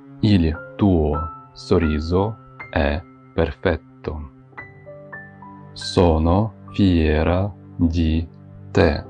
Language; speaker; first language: Italian; non-native, fluent; Ukrainian